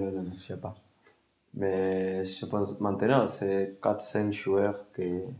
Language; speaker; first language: French; non-native, learner; Spanish